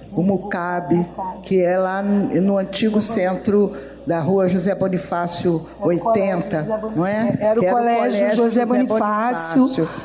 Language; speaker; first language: Portuguese; native; Portuguese